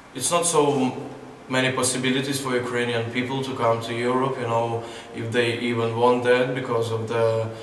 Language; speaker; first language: English; non-native, learner; Ukrainian